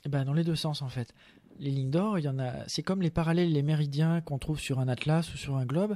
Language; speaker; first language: French; native; French